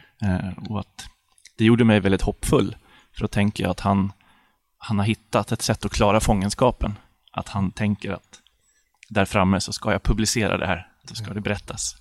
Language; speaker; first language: Swedish; native; Swedish